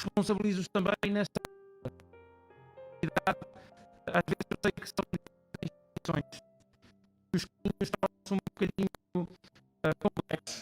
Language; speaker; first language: Portuguese; non-native, local second language; Kabuverdianu